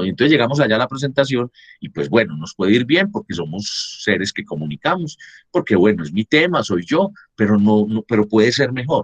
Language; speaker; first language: Spanish; native; Spanish